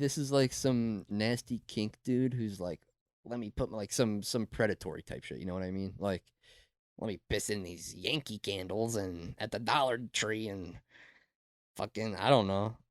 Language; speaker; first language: English; native; English